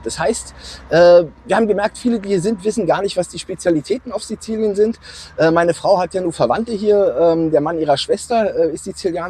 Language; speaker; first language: German; native; German